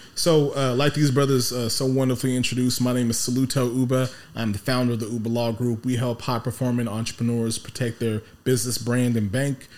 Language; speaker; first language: English; early bilingual, other home language; Yoruba